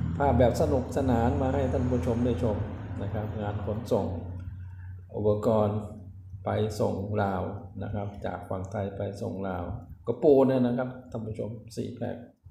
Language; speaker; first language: Thai; non-native, local second language; Northeastern Thai